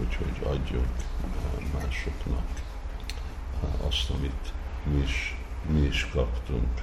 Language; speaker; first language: Hungarian; non-native, fluent; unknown